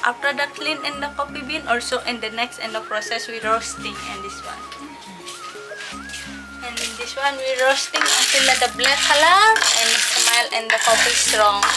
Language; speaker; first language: English; non-native, learner; Indonesian